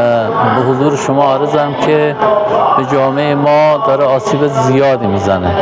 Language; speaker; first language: Persian; native; Persian